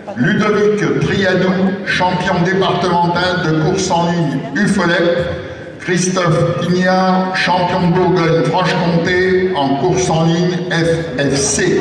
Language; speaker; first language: French; native; French